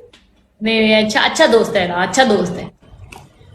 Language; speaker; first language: Hindi; non-native, learner; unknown